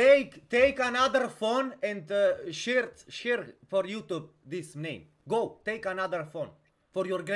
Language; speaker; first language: English; non-native, learner; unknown